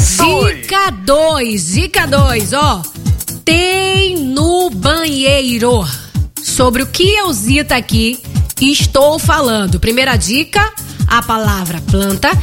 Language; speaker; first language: Portuguese; native; Portuguese